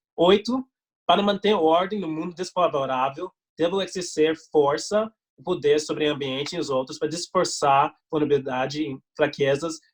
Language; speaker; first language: Portuguese; non-native, fluent; English